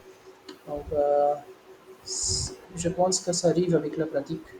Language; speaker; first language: French; non-native, learner; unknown